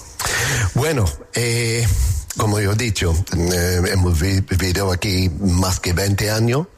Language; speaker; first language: Spanish; non-native, learner; English